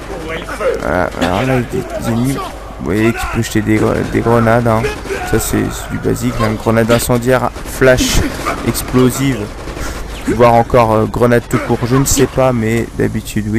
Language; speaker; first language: French; native; French